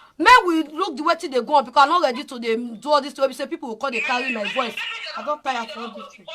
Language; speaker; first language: Nigerian Pidgin; non-native, local second language; Yoruba